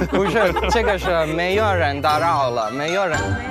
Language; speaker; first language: Chinese; non-native, learner; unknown